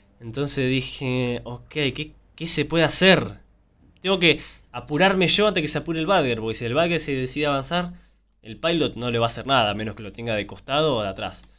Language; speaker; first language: Spanish; native; Spanish